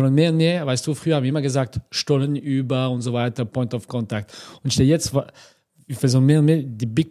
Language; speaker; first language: German; non-native, fluent; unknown